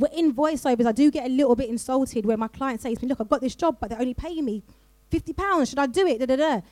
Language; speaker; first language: English; native; English